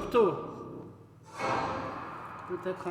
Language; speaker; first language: French; native; French